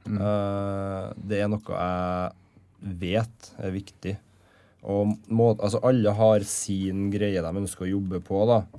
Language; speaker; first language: Norwegian; native; Norwegian